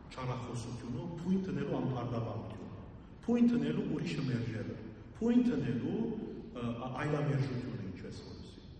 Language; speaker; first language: Armenian; early bilingual, heritage; Armenian